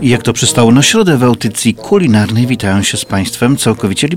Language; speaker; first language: Polish; native; Polish